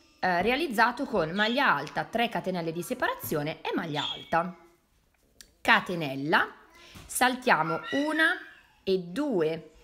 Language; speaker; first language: Italian; native; Italian